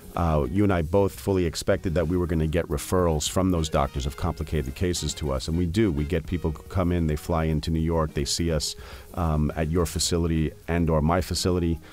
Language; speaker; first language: English; native; English